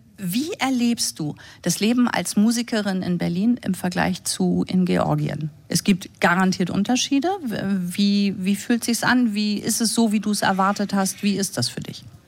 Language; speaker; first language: German; native; German